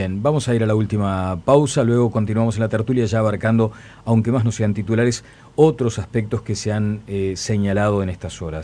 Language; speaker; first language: Spanish; native; Spanish